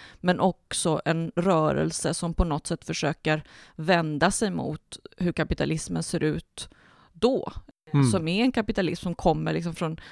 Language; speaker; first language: Swedish; early bilingual, other home language; Spanish